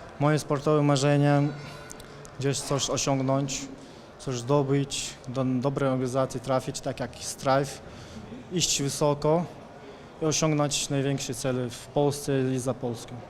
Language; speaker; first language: Polish; non-native, fluent; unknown